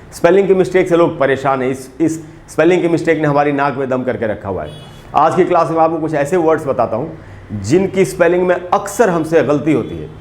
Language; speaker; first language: Hindi; native; Hindi